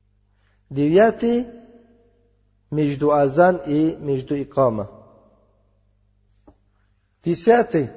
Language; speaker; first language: Russian; non-native, learner; Uzbek